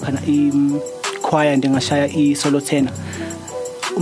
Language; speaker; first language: English; non-native, local second language; Zulu